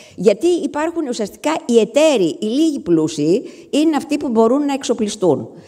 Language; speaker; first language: Greek; native; Greek